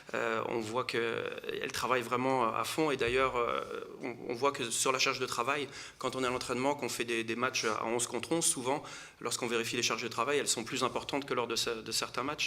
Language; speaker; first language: French; native; French